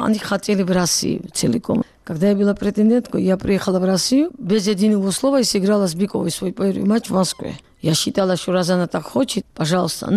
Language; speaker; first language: Russian; non-native, local second language; Georgian